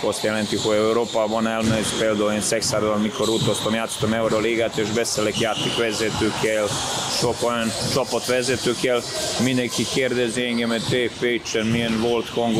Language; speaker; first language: Hungarian; non-native, fluent; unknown